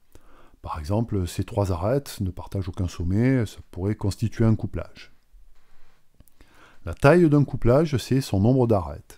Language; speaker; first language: French; native; French